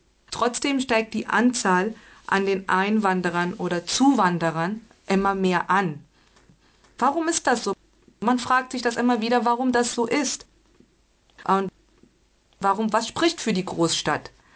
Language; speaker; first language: German; non-native, fluent; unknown